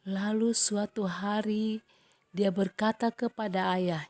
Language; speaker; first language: Indonesian; native; Indonesian